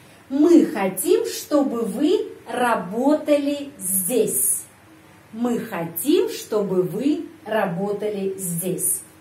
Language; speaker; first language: Russian; early bilingual, heritage; Russian